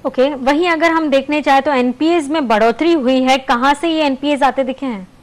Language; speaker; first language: Hindi; non-native, local second language; Gujarati